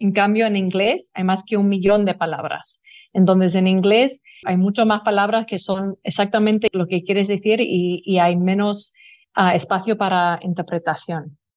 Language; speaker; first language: Spanish; early bilingual, heritage; Spanish